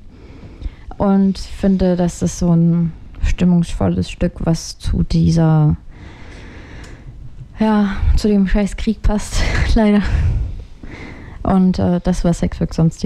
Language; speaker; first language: German; native; German